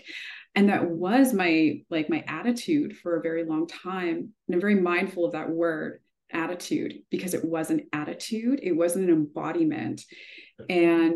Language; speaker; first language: English; native; English